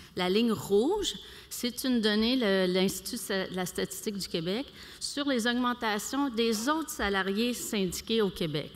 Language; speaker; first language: French; native; French